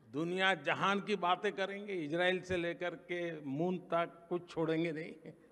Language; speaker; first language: Hindi; non-native, local second language; Gujarati